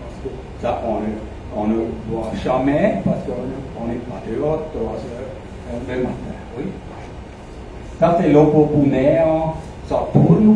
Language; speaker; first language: French; non-native, fluent; German